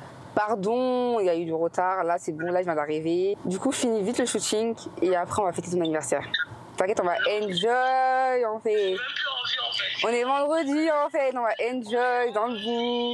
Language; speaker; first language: French; native; French